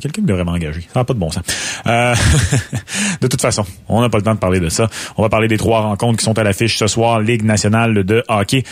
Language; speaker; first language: French; native; French